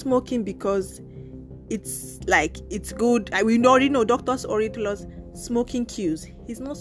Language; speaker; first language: English; non-native, local second language; Nigerian Pidgin